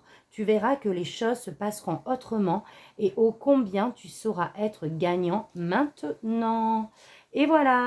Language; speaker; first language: French; native; French